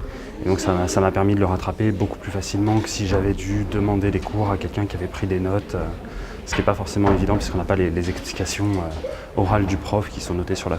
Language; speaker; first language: French; native; French